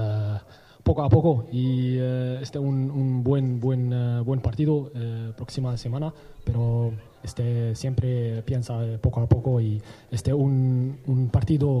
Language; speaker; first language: Spanish; non-native, learner; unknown